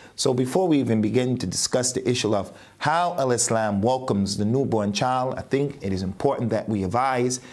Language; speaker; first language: English; native; English